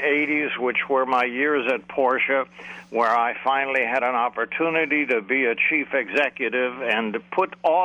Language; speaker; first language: English; native; English